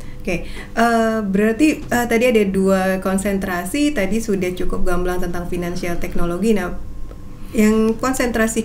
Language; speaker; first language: Indonesian; native; Indonesian